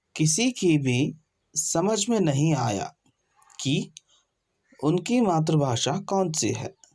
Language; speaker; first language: Hindi; non-native, local second language; Kannada